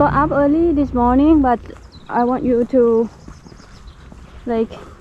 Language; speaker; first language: English; non-native, learner; Thai